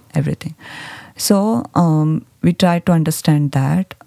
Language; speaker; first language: English; non-native, local second language; Marathi